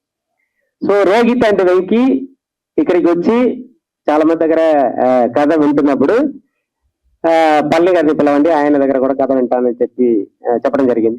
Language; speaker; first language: Telugu; native; Telugu